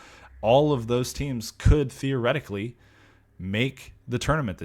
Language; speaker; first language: English; native; English